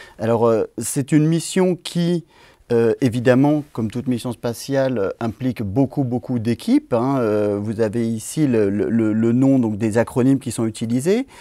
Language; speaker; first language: French; native; French